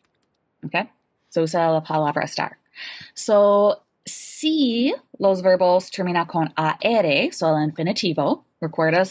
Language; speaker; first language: Spanish; non-native, learner; English